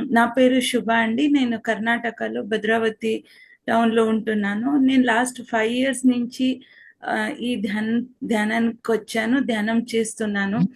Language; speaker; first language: Telugu; non-native, local second language; Kannada